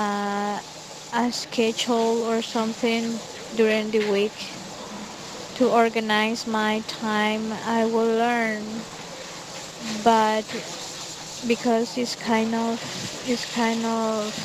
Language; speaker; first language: English; non-native, fluent; Spanish